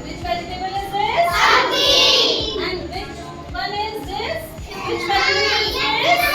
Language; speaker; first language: English; non-native, local second language; Hindi